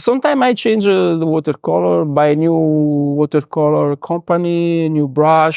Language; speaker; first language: English; non-native, learner; Italian